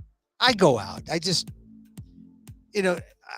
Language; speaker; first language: English; native; English